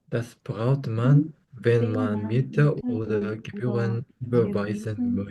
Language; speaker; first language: German; non-native, learner; Korean